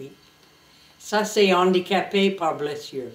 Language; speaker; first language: French; non-native, fluent; English